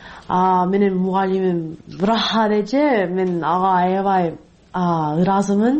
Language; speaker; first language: Kyrgyz; non-native, learner; English